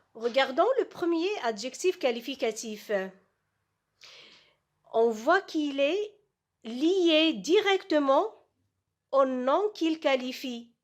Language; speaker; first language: French; non-native, local second language; Arabic